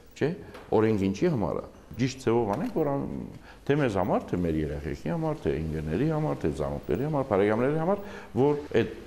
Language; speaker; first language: Armenian; early bilingual, heritage; Armenian